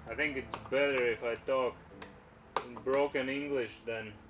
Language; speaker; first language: English; non-native, learner; Latvian